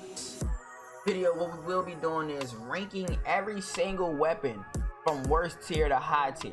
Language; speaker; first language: English; native; English